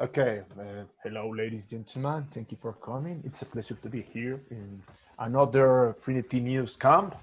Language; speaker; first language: English; non-native, learner; Spanish